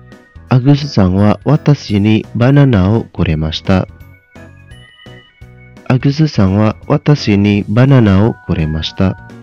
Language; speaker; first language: Japanese; non-native, fluent; Indonesian